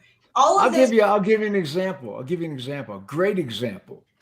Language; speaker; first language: English; native; English